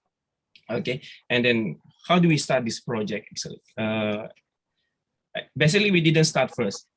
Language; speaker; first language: English; non-native, fluent; Indonesian